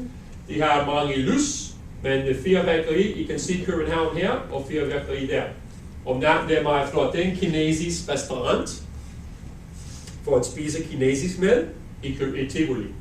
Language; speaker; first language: Danish; non-native, learner; English